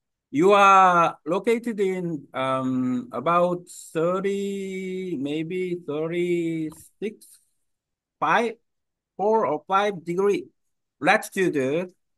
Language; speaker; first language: English; non-native, learner; Korean